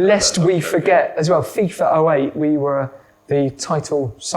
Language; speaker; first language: English; native; English